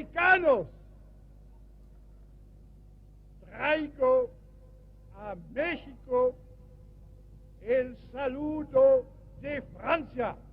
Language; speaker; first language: Spanish; non-native, fluent; French